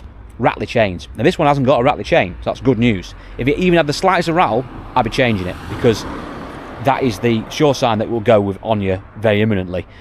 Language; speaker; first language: English; native; English